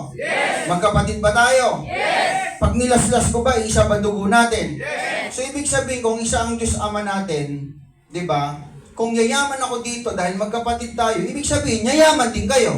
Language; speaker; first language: Filipino; non-native, local second language; Cebuano